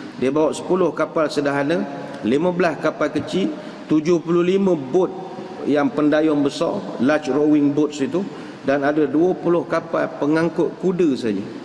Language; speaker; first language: Malay; native; Malay